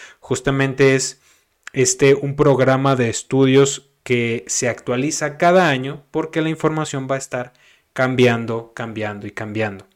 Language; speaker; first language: Spanish; native; Spanish